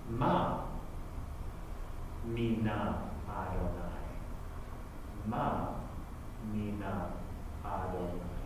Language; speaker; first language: Hebrew; non-native, fluent; English